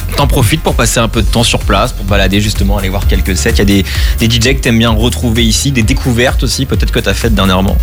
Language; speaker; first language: French; native; French